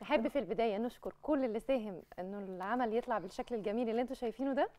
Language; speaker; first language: Arabic; native; Arabic